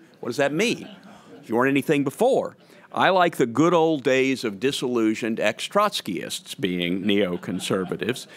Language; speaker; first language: English; native; English